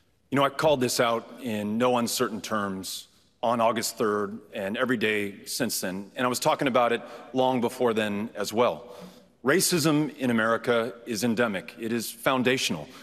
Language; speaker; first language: English; native; English